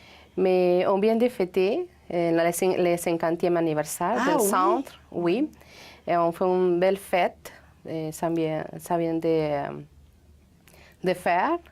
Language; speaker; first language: French; non-native, fluent; Spanish